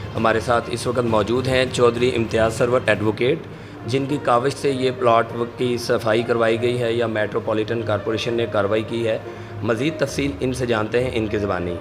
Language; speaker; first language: Urdu; non-native, local second language; Punjabi